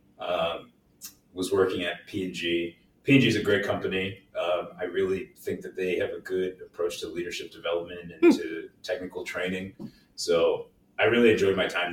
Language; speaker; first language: English; native; English